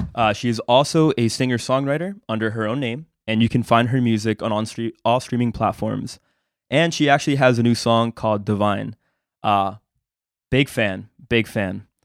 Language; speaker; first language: English; early bilingual, other home language; Spanish